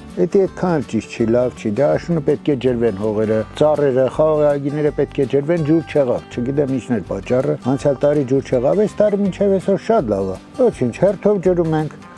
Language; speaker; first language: Armenian; native; Armenian